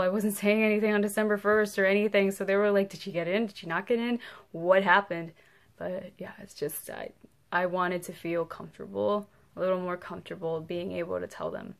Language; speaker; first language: English; early bilingual, other home language; Spanish